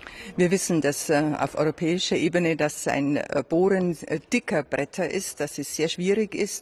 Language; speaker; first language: German; native; German